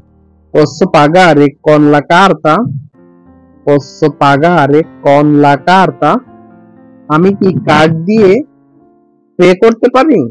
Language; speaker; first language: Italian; non-native, learner; Bangla